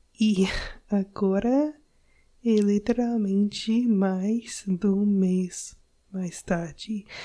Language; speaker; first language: Portuguese; non-native, learner; English